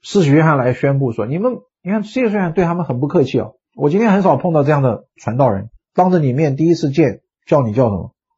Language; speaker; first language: Chinese; native; Chinese